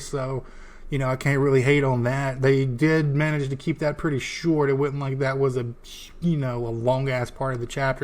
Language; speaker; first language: English; native; English